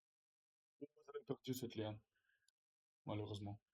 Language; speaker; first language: French; non-native, learner; Russian